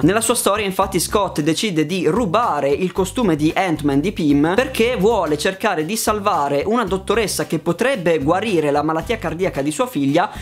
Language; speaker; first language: Italian; native; Italian